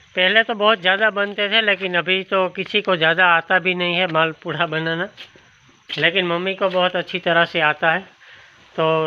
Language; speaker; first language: Hindi; non-native, local second language; Gujarati